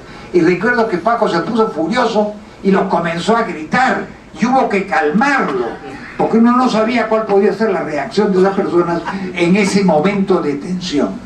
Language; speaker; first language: Spanish; native; Spanish